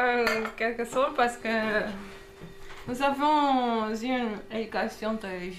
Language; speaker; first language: French; non-native, fluent; Romanian